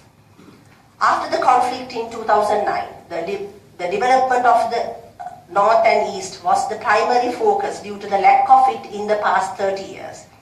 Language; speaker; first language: English; non-native, local second language; Sinhala